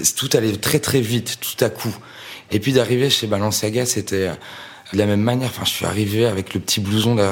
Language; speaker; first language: French; native; French